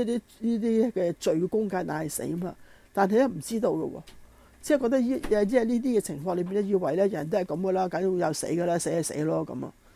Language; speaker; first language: Chinese; non-native, local second language; Cantonese